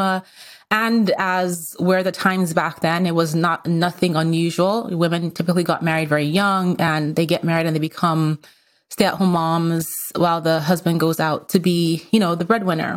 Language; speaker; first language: English; non-native, local second language; Yoruba